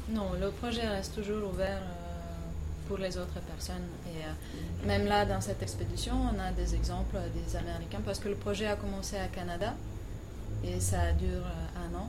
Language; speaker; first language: French; non-native, fluent; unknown